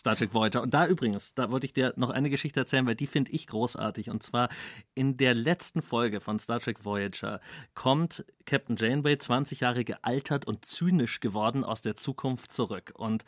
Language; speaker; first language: German; native; German